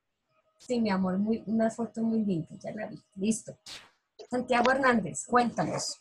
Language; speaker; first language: Spanish; native; Spanish